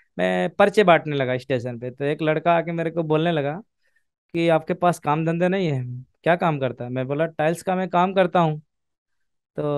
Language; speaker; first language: Hindi; native; Hindi